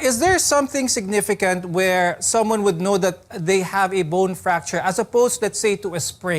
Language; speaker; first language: English; non-native, local second language; Filipino